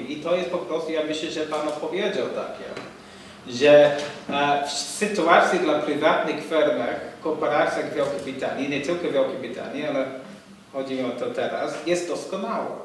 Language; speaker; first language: Polish; non-native, fluent; English